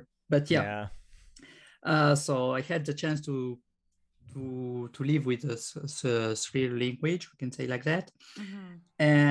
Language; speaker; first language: English; non-native, learner; French